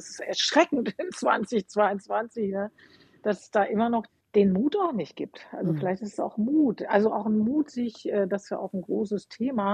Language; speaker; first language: German; native; German